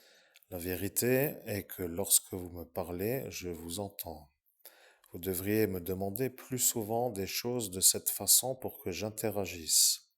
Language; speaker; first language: French; native; French